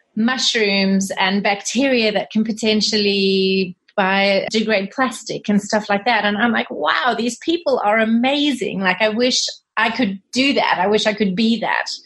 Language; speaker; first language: English; native; English